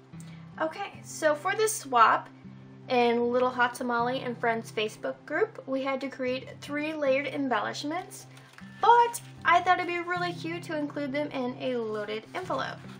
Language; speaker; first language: English; native; English